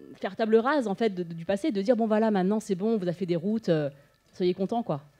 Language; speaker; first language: French; native; French